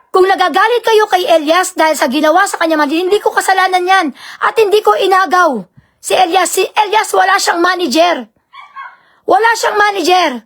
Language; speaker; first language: Filipino; native; Filipino